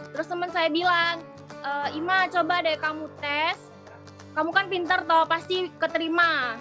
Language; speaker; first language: Indonesian; non-native, local second language; Madurese